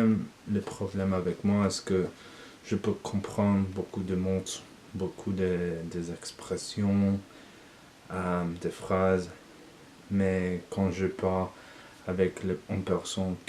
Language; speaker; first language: French; non-native, learner; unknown